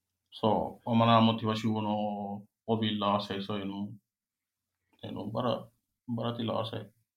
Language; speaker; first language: Swedish; non-native, fluent; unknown